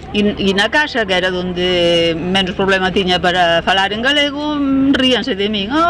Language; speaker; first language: Galician; non-native, local second language; Spanish